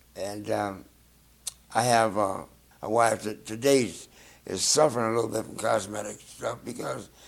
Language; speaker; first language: English; native; English